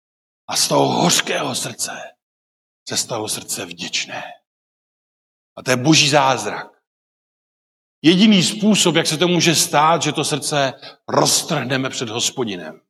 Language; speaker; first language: Czech; non-native, local second language; Polish